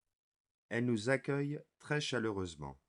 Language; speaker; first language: French; non-native, fluent; English